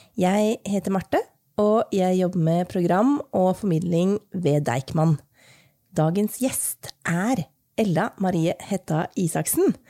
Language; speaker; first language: Norwegian; native; Norwegian